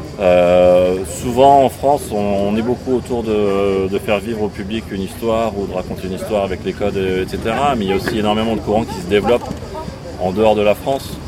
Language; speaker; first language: French; native; French